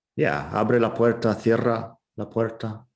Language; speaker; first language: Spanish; non-native, fluent; English